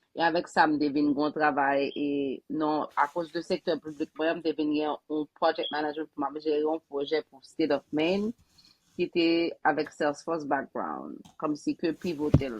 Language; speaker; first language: French; non-native, local second language; Haitian Creole